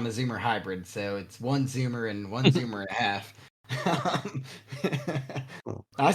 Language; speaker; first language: English; native; English